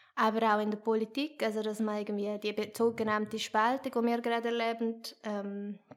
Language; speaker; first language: German; native; German